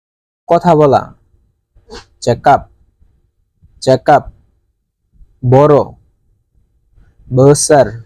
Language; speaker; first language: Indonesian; non-native, learner; Bangla